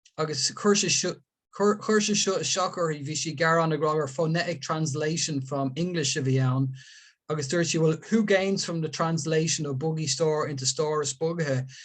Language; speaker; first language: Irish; non-native, local second language; English